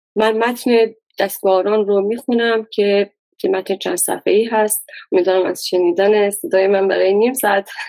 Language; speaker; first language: Persian; non-native, local second language; Baluchi